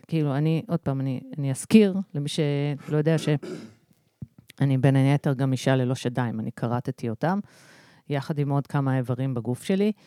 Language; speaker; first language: Hebrew; early bilingual, other home language; English